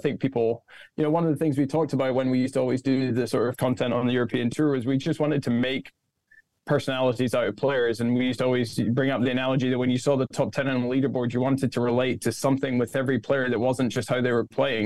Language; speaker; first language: English; native; English